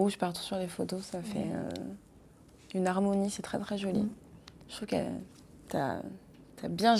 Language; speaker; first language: French; native; French